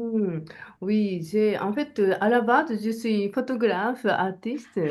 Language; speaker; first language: French; non-native, learner; Japanese